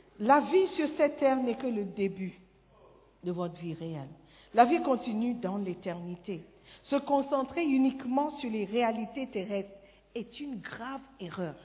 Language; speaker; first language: French; non-native, fluent; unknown